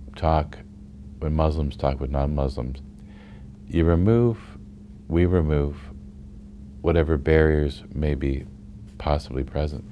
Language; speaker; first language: English; native; English